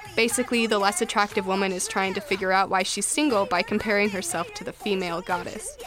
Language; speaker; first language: English; native; English